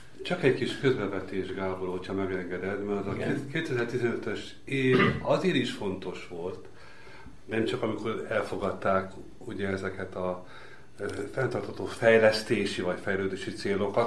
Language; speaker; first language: Hungarian; native; Hungarian